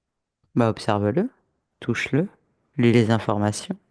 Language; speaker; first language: French; native; French